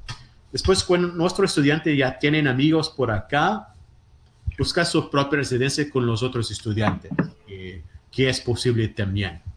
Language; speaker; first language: Spanish; non-native, fluent; Portuguese